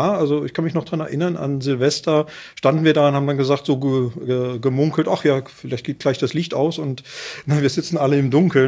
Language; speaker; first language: German; native; German